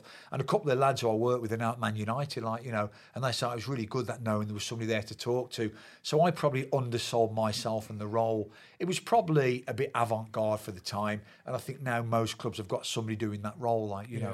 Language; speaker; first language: English; native; English